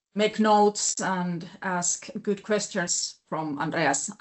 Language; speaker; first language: English; non-native, fluent; Finnish